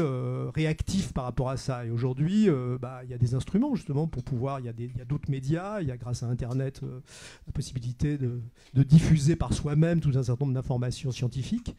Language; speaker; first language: French; native; French